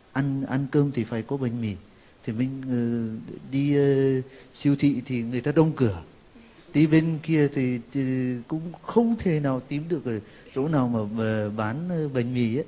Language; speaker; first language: Vietnamese; non-native, fluent; Turkish